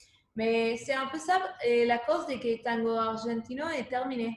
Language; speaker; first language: French; non-native, fluent; Spanish